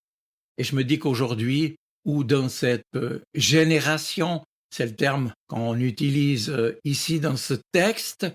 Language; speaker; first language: French; native; French